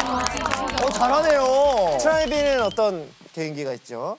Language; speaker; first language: Korean; native; Korean